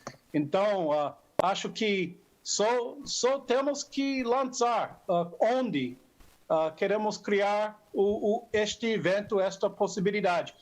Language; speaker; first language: Portuguese; non-native, fluent; English